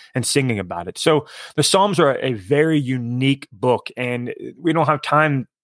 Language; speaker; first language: English; native; English